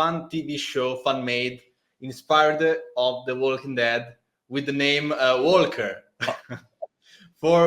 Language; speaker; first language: English; non-native, learner; Italian